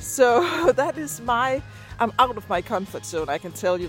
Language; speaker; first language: English; non-native, fluent; Danish